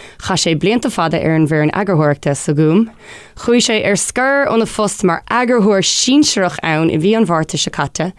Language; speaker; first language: Irish; non-native, local second language; English